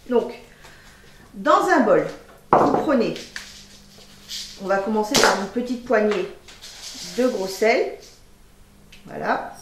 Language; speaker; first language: French; native; French